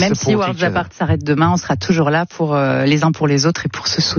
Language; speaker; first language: French; native; French